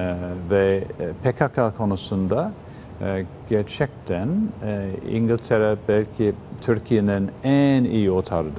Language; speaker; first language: Turkish; non-native, fluent; English